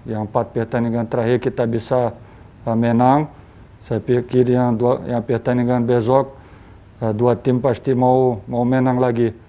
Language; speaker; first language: Indonesian; non-native, learner; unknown